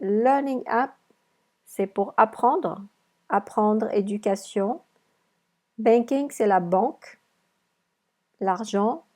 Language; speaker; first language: French; non-native, fluent; English